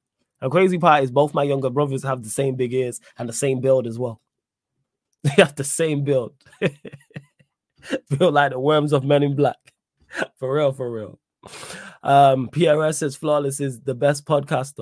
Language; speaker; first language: English; native; English